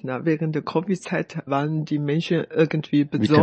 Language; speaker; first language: German; non-native, fluent; Chinese